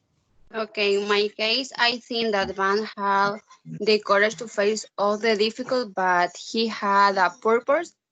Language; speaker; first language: English; non-native, learner; Spanish